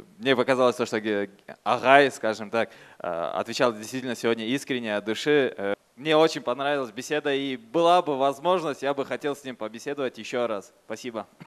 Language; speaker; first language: Russian; non-native, local second language; Kyrgyz